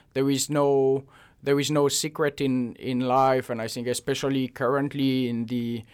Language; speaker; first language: English; non-native, fluent; French